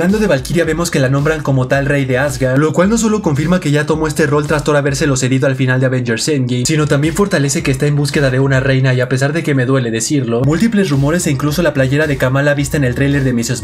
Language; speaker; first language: Spanish; native; Spanish